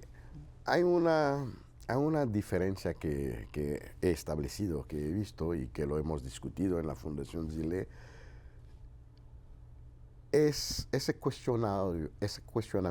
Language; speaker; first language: Spanish; non-native, fluent; Haitian Creole